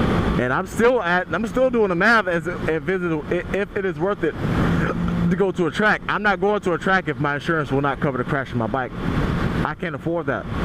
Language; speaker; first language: English; native; English